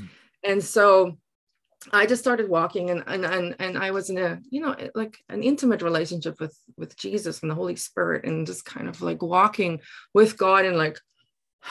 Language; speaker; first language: English; non-native, local second language; Afrikaans